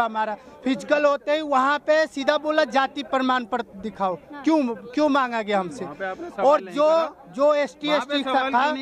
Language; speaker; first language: Hindi; native; Hindi